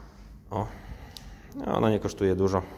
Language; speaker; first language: Polish; native; Polish